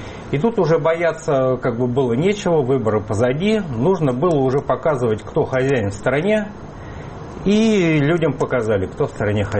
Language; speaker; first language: Russian; native; Russian